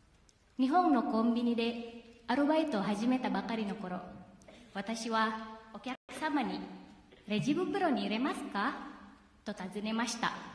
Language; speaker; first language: Japanese; non-native, fluent; Indonesian